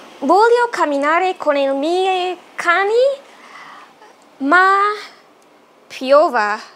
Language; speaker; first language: Italian; non-native, learner; English